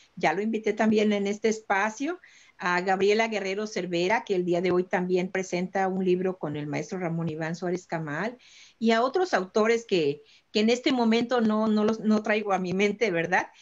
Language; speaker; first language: Spanish; native; Spanish